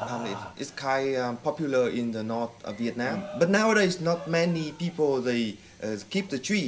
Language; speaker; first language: English; non-native, fluent; Vietnamese